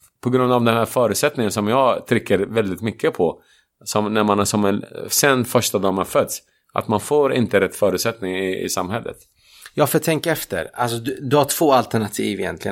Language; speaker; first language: Swedish; non-native, fluent; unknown